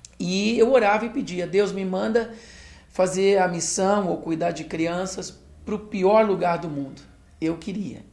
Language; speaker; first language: Portuguese; native; Portuguese